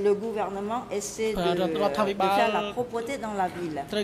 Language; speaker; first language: French; non-native, local second language; Khmer